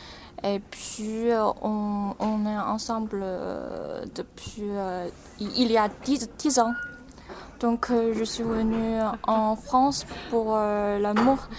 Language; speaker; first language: French; non-native, fluent; Chinese